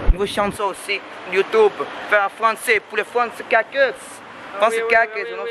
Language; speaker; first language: French; non-native, local second language; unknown